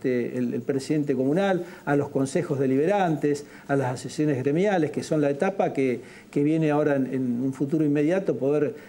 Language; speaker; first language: Spanish; native; Spanish